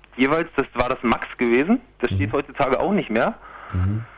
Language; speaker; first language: German; native; German